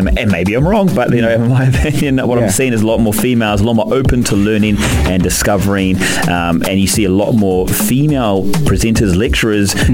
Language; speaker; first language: English; native; English